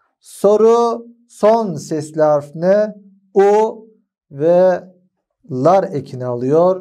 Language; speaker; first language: Turkish; non-native, fluent; Arabic